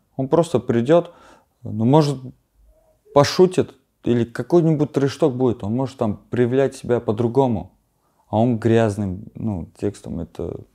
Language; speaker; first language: Russian; non-native, fluent; Armenian